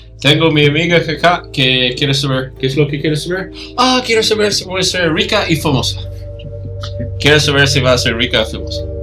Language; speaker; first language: Spanish; non-native, fluent; English